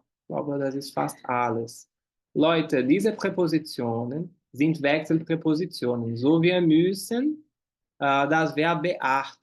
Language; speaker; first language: German; non-native, fluent; Portuguese